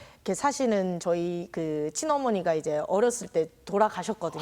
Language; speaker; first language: Korean; native; Korean